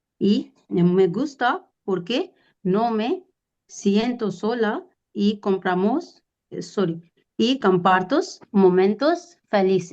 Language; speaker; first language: Spanish; non-native, learner; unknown